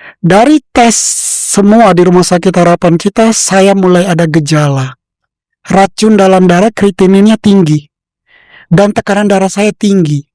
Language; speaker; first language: Indonesian; native; Indonesian